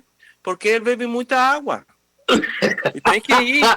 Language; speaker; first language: Portuguese; non-native, learner; Spanish